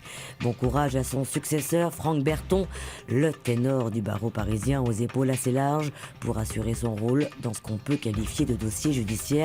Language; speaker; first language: French; native; French